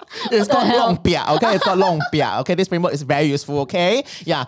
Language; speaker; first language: English; non-native, local second language; Chinese